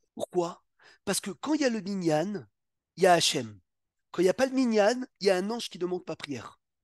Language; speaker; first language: French; native; French